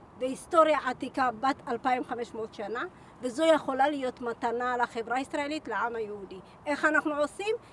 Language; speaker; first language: Hebrew; early bilingual, other home language; Amharic